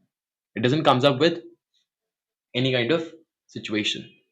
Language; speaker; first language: English; non-native, local second language; Hindi